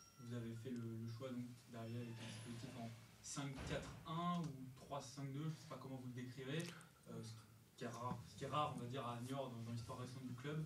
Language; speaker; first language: French; native; French